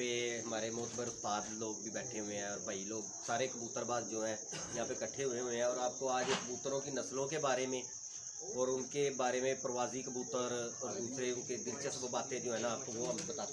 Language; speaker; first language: Hindi; non-native, local second language; Punjabi